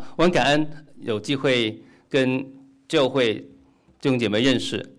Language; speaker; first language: Chinese; non-native, local second language; Cantonese